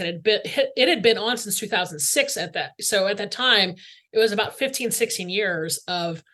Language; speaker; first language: English; native; English